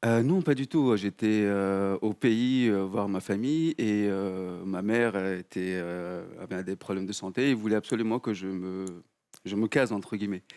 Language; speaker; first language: French; native; French